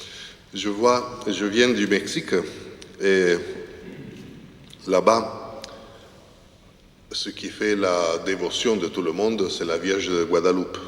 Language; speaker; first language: French; non-native, fluent; Italian